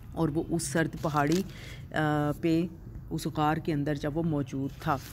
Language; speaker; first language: Urdu; non-native, local second language; Punjabi